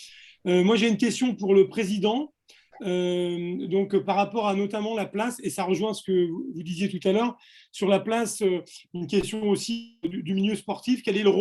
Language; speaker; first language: French; native; French